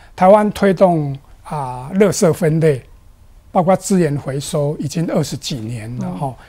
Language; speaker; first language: Chinese; native; Chinese